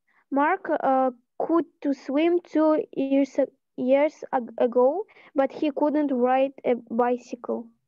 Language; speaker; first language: English; non-native, learner; Russian